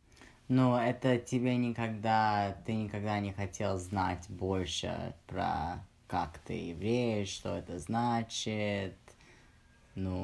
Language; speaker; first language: Russian; early bilingual, heritage; Russian